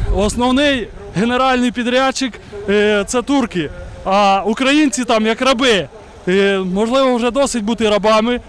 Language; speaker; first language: Ukrainian; native; Ukrainian